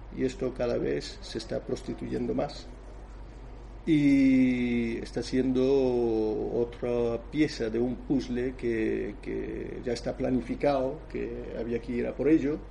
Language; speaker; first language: Spanish; non-native, fluent; Persian